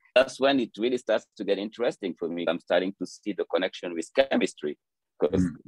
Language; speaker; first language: English; non-native, fluent; French